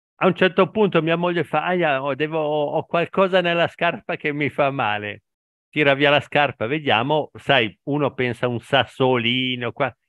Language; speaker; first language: Italian; native; Italian